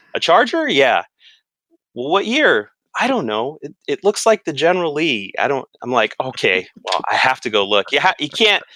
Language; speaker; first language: English; native; English